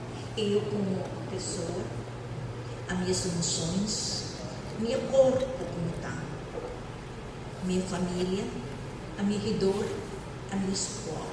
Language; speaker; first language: Portuguese; non-native, fluent; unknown